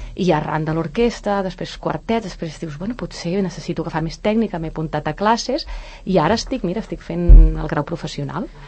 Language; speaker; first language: Catalan; native; Catalan